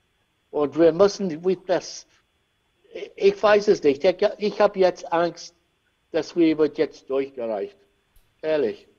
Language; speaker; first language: German; non-native, learner; English